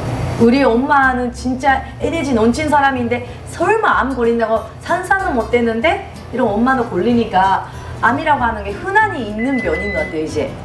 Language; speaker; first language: Korean; non-native, fluent; Japanese